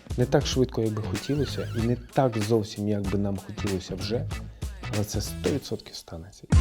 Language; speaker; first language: Ukrainian; non-native, local second language; Russian